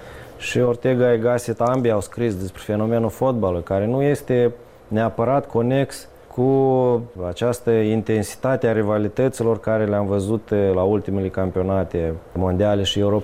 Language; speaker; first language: Romanian; native; Romanian